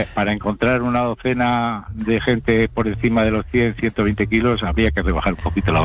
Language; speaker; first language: Spanish; native; Spanish